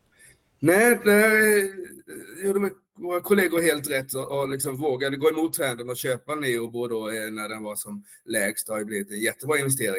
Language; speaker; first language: Swedish; native; Swedish